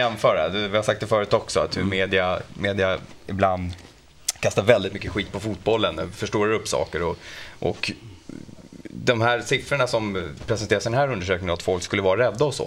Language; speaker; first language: Swedish; native; Swedish